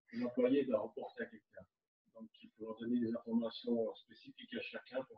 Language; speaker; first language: French; native; French